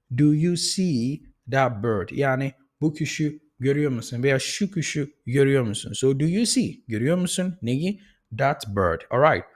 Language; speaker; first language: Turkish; non-native, fluent; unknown